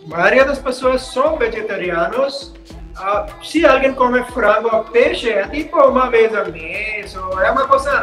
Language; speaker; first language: Portuguese; non-native, fluent; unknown